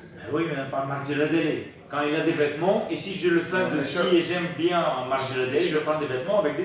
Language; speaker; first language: French; non-native, learner; Bulgarian